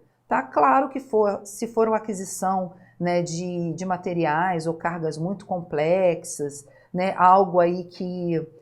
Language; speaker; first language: Portuguese; native; Portuguese